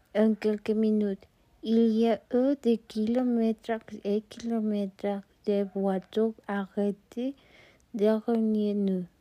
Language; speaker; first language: French; non-native, learner; Spanish